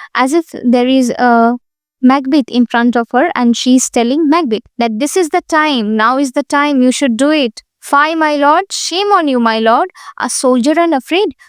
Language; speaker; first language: English; non-native, local second language; Hindi